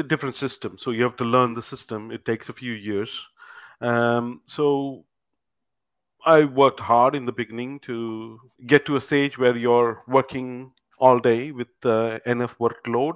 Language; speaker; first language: English; non-native, local second language; Tamil